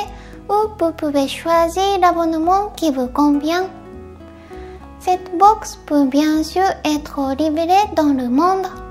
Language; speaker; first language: French; non-native, fluent; Japanese